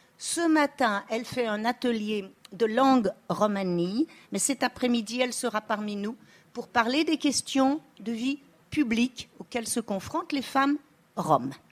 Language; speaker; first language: French; native; French